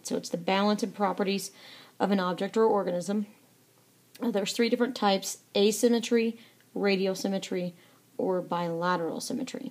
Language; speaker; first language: English; native; English